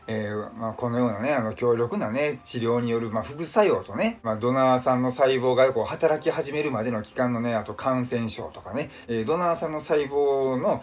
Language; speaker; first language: Japanese; native; Japanese